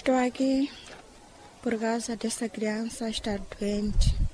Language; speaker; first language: Portuguese; non-native, local second language; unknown